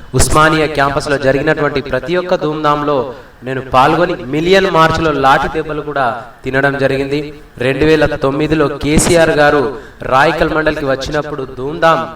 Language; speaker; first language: Telugu; non-native, local second language; Lambadi